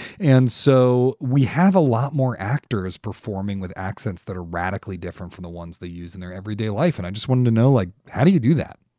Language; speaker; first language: English; native; English